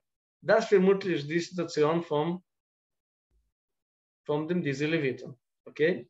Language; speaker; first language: German; non-native, fluent; Russian